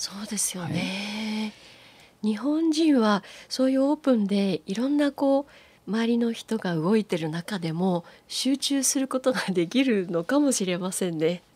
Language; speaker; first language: Japanese; native; Japanese